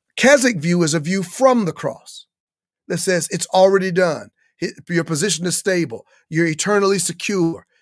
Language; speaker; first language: English; native; English